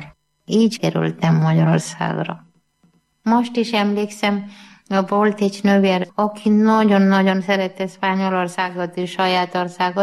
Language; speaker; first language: Hungarian; non-native, learner; Malayalam